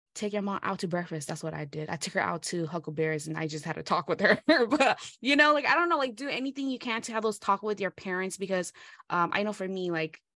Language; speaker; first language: English; early bilingual, other home language; Hmong